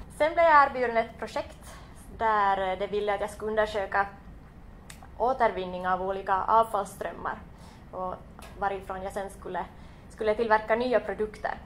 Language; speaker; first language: Swedish; native; Swedish